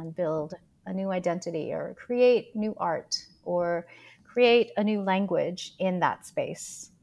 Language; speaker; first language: English; early bilingual, other home language; Filipino